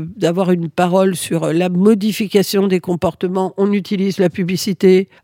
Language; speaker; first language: French; early bilingual, other home language; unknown